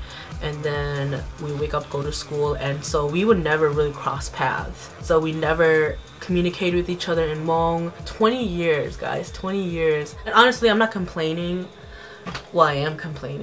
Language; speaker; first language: English; early bilingual, other home language; Hmong